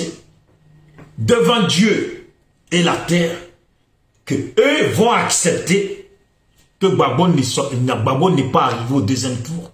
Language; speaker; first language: French; native; French